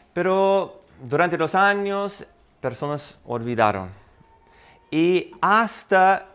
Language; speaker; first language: Spanish; non-native, fluent; English